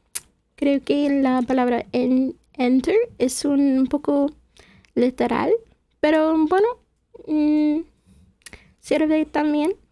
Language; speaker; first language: Spanish; non-native, fluent; English